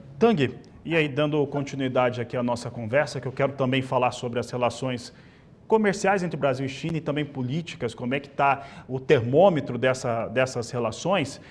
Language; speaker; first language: Portuguese; native; Portuguese